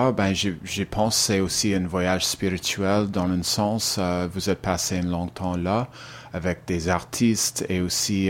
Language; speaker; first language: French; non-native, learner; English